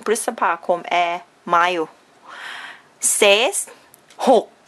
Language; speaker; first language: Portuguese; non-native, learner; Thai